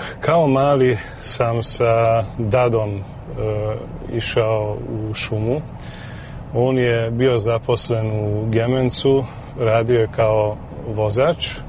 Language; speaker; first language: Serbian; early bilingual, heritage; Croatian